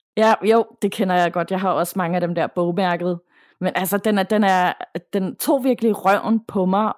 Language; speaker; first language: Danish; native; Danish